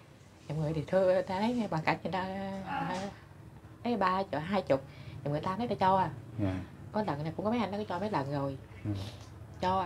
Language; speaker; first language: Vietnamese; native; Vietnamese